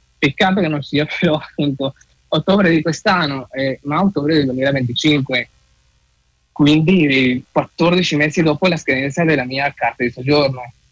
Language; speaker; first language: Italian; non-native, fluent; Spanish